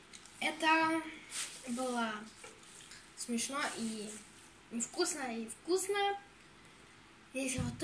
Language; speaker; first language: Russian; early bilingual, heritage; German